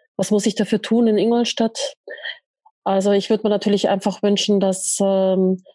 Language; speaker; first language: German; native; German